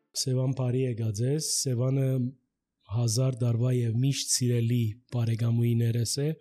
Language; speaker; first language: Armenian; early bilingual, heritage; Armenian